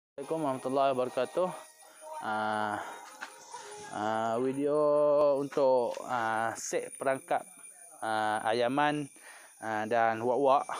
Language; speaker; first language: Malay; non-native, local second language; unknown